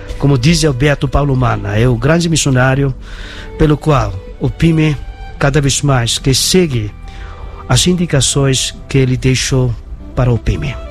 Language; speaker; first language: Portuguese; non-native, fluent; Bangla